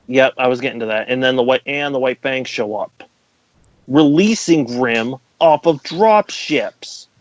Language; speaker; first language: English; native; English